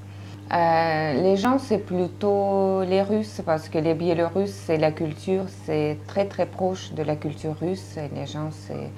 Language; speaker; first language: French; non-native, fluent; Russian